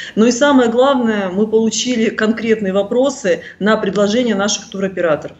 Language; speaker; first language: Russian; native; Russian